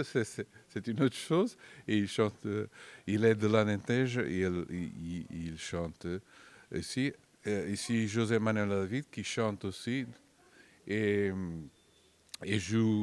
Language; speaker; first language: French; non-native, fluent; Portuguese